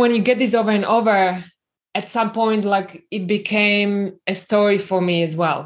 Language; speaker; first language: English; non-native, fluent; Slovak